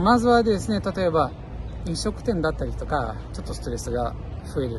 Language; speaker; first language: Japanese; non-native, fluent; Portuguese